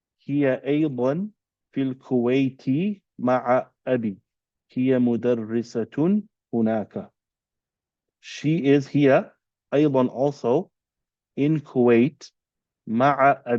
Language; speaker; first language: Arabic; non-native, fluent; English